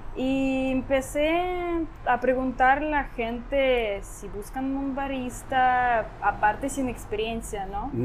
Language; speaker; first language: Spanish; non-native, fluent; Ukrainian